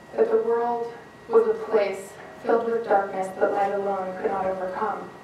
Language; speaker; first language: English; native; English